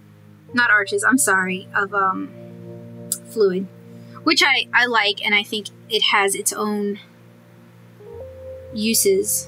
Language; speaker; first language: English; native; English